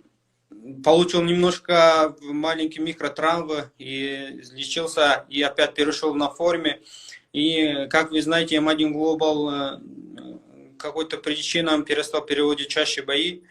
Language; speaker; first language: Russian; non-native, local second language; Kyrgyz